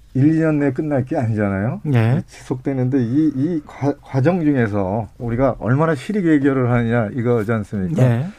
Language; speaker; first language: Korean; native; Korean